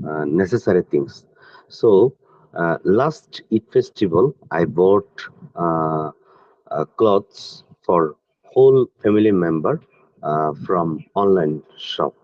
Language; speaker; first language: English; non-native, learner; Bangla